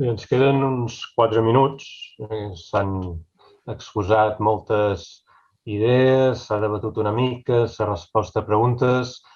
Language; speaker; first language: Catalan; native; Catalan